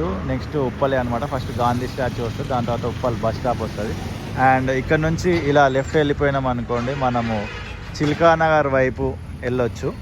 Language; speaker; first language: Telugu; native; Telugu